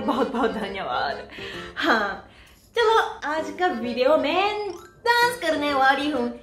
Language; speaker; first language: Hindi; non-native, fluent; Japanese